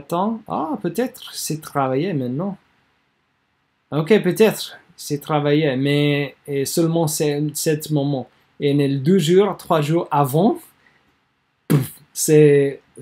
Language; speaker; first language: French; non-native, learner; English